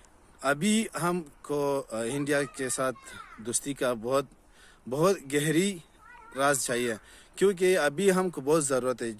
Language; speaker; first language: Hindi; non-native, learner; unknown